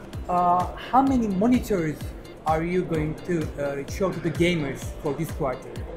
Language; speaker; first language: English; non-native, fluent; Turkish